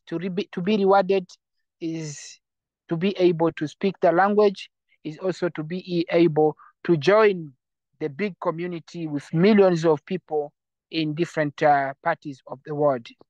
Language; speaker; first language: English; non-native, fluent; Rundi